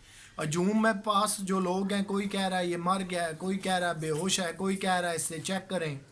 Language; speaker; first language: Urdu; native; Urdu